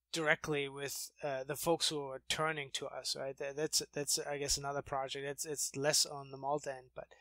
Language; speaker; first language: English; non-native, fluent; German